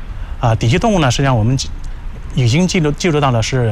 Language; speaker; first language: Chinese; native; Chinese